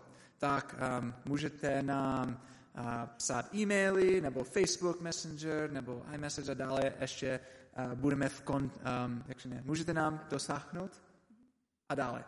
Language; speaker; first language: Czech; non-native, learner; English